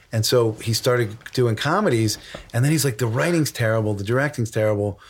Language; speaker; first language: English; native; English